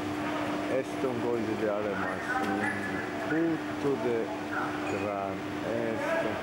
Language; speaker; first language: Portuguese; non-native, learner; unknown